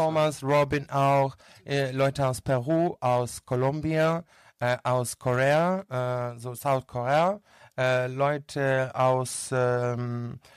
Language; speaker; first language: German; non-native, learner; Greek